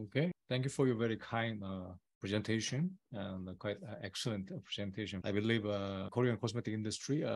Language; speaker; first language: English; non-native, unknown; Korean